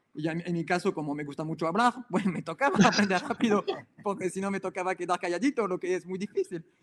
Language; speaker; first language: Spanish; non-native, fluent; French